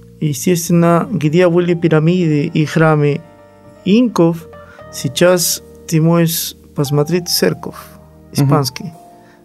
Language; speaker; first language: Russian; non-native, learner; Spanish